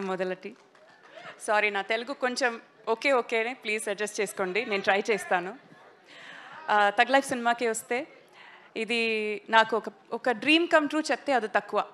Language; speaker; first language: Telugu; non-native, learner; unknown